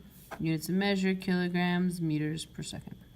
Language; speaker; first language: English; native; English